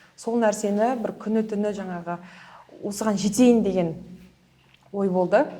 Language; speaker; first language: Kazakh; early bilingual, heritage; Kazakh